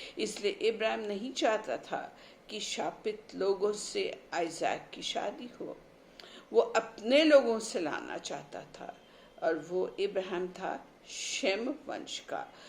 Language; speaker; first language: Hindi; non-native, local second language; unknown